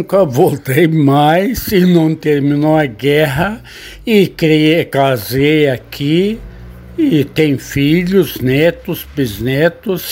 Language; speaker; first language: Portuguese; non-native, learner; Arabic